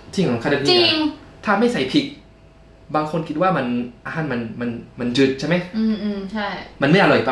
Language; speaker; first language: Thai; non-native, fluent; French